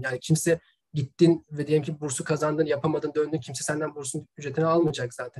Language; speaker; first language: Turkish; native; Turkish